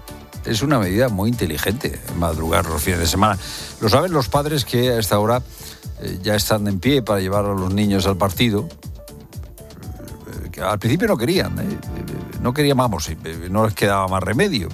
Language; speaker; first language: Spanish; native; Spanish